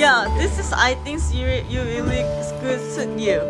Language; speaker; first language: English; non-native, learner; Korean